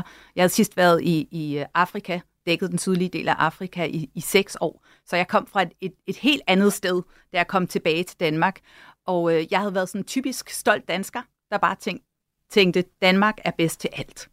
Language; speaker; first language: Danish; native; Danish